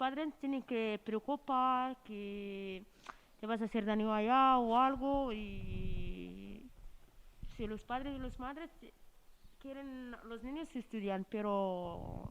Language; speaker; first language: Spanish; non-native, learner; Arabic